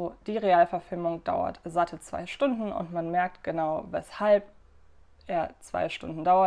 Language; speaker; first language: German; native; German